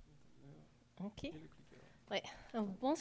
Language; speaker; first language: French; non-native, fluent; English